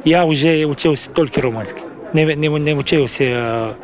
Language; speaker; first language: Ukrainian; early bilingual, heritage; Ukrainian